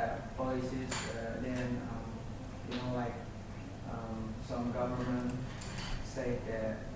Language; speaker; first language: English; non-native, learner; Indonesian